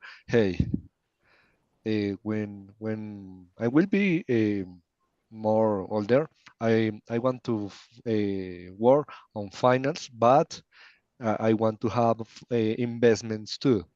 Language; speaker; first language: English; non-native, learner; Spanish